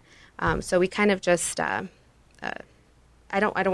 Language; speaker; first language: English; non-native, fluent; Spanish